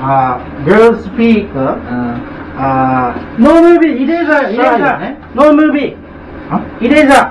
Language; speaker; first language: Japanese; non-native, learner; English